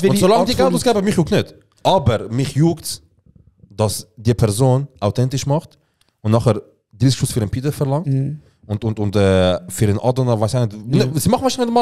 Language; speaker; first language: German; native; German